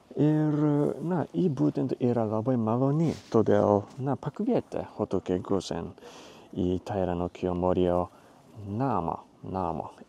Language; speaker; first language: Lithuanian; non-native, fluent; Japanese